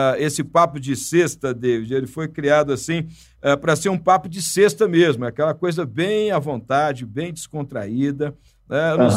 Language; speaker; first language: Portuguese; native; Portuguese